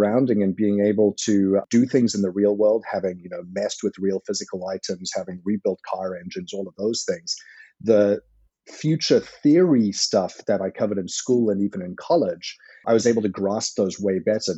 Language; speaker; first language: English; native; English